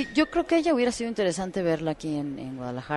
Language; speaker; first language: Spanish; native; Spanish